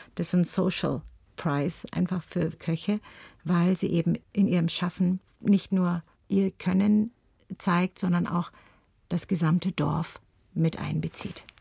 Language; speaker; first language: German; early bilingual, other home language; Turkish